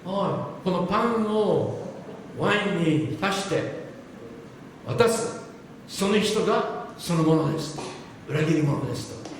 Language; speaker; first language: Japanese; non-native, fluent; English